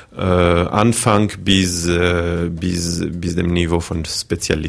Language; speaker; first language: German; non-native, fluent; French